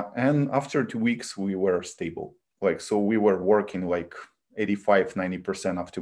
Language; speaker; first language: English; non-native, fluent; Ukrainian